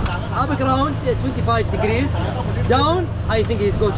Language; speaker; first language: English; non-native, learner; Arabic